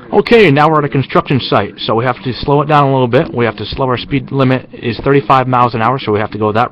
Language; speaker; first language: English; native; English